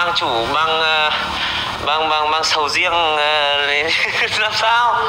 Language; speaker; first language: Vietnamese; native; Vietnamese